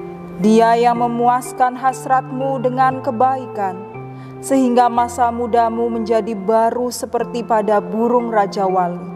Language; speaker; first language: Indonesian; native; Indonesian